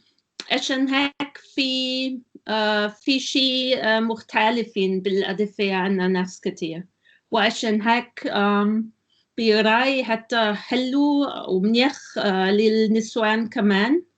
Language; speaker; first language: Arabic; non-native, learner; German